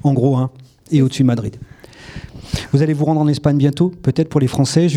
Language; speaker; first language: French; native; French